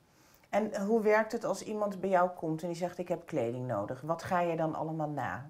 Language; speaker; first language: Dutch; native; Dutch